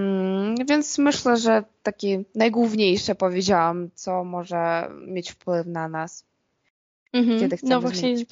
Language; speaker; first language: Polish; non-native, fluent; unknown